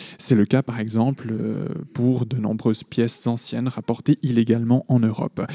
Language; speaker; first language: French; native; French